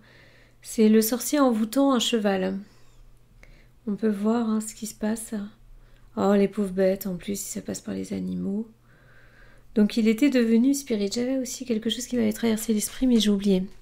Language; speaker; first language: French; native; French